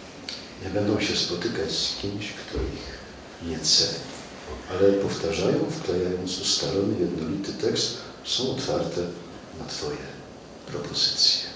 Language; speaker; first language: Polish; native; Polish